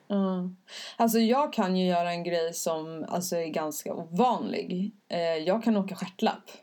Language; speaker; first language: Swedish; native; Swedish